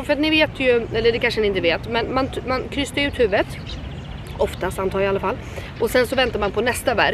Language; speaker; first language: Swedish; native; Swedish